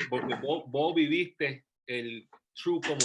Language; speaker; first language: Spanish; early bilingual, heritage; Spanish